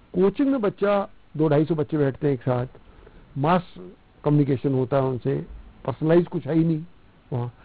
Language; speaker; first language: Hindi; non-native, local second language; Punjabi